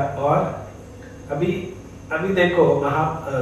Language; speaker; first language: Hindi; non-native, fluent; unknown